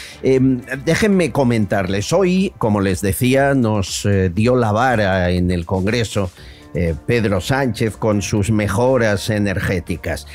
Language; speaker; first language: Spanish; native; Spanish